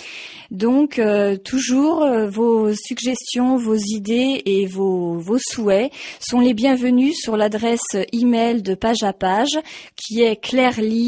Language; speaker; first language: French; native; French